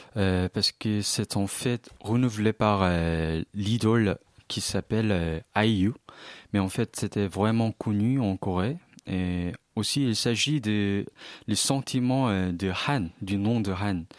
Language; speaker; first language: French; non-native, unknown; Korean